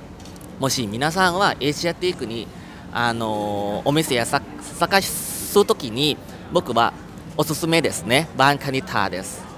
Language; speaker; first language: Japanese; non-native, learner; Thai